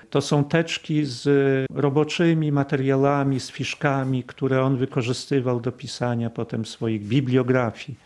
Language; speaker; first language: Polish; non-native, local second language; Belarusian